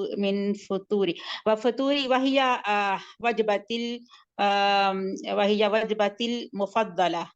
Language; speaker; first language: Arabic; non-native, learner; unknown